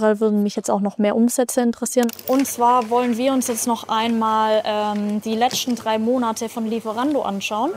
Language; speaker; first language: German; native; German